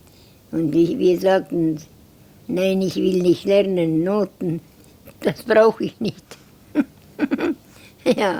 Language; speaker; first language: German; non-native, learner; Estonian